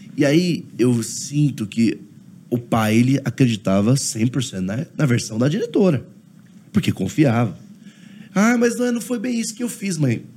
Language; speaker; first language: Portuguese; native; Portuguese